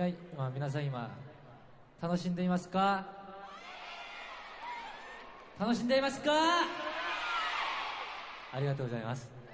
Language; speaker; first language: Japanese; non-native, learner; Korean